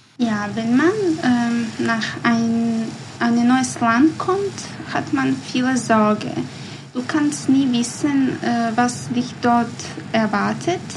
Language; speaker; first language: German; non-native, learner; Bosnian